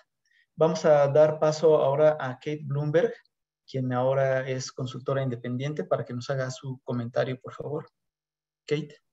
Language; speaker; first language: Spanish; native; Spanish